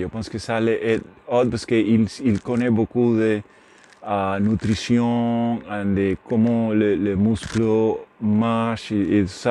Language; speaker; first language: French; non-native, learner; Spanish